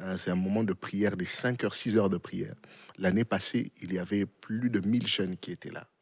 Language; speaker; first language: French; non-native, local second language; Swahili